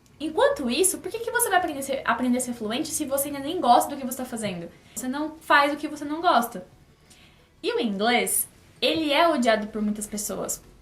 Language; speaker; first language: Portuguese; native; Portuguese